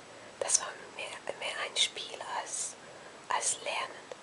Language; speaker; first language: German; non-native, fluent; Hungarian